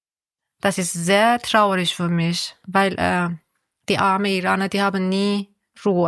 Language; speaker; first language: German; non-native, fluent; Persian